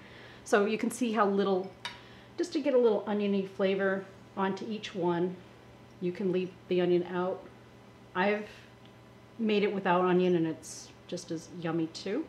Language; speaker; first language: English; native; English